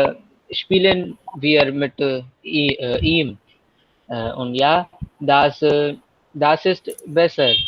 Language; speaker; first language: German; non-native, learner; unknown